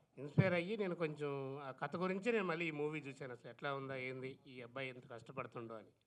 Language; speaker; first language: Telugu; native; Telugu